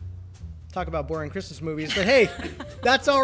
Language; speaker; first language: English; native; English